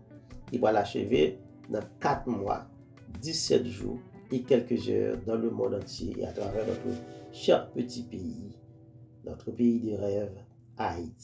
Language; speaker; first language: French; non-native, local second language; Haitian Creole